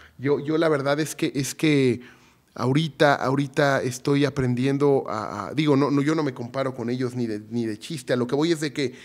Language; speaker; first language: Spanish; native; Spanish